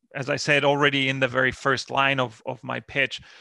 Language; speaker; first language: English; non-native, fluent; Finnish